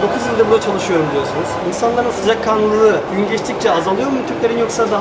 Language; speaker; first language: Turkish; native; Turkish